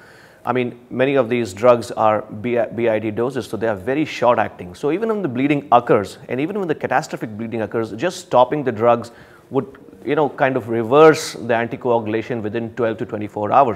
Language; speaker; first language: English; non-native, local second language; Hindi